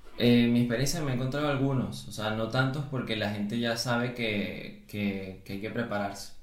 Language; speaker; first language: Spanish; native; Spanish